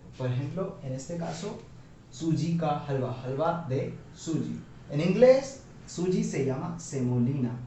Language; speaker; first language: Spanish; non-native, fluent; Hindi